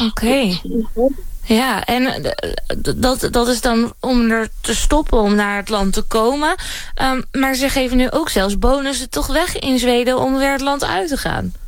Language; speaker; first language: Dutch; native; Dutch